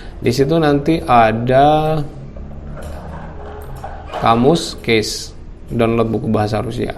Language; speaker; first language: Indonesian; non-native, local second language; Javanese